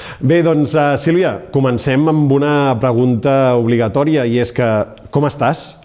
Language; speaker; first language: Catalan; native; Catalan